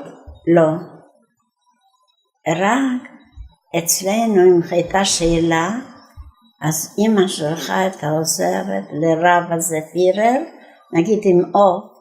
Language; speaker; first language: Hebrew; non-native, fluent; Yiddish